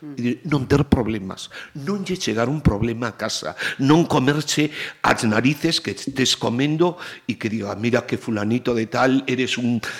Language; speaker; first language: Galician; native; Galician